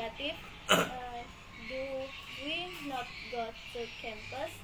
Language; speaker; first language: English; non-native, learner; Indonesian